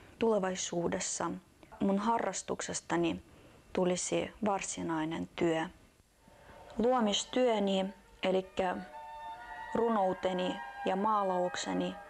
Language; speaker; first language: Finnish; non-native, fluent; Russian